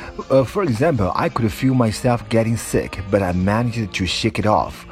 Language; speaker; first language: English; non-native, fluent; Chinese